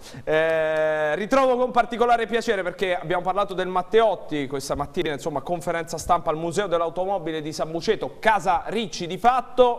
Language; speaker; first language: Italian; native; Italian